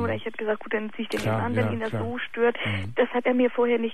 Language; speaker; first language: German; native; German